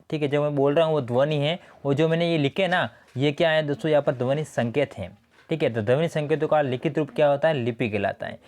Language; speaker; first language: Hindi; native; Hindi